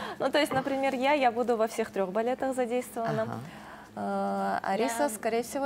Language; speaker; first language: Russian; native; Russian